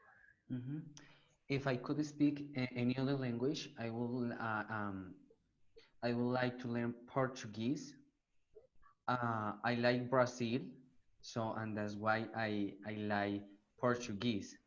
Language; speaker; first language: English; non-native, learner; Spanish